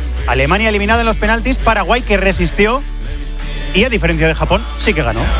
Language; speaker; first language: Spanish; native; Spanish